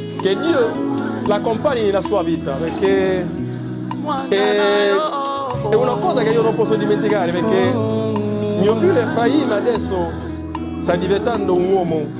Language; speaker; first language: Italian; non-native, fluent; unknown